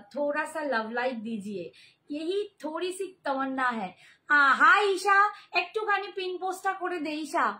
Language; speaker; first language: Hindi; non-native, local second language; Bangla